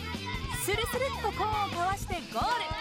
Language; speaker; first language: Japanese; native; Japanese